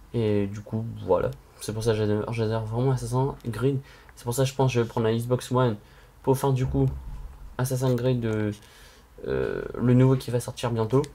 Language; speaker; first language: French; native; French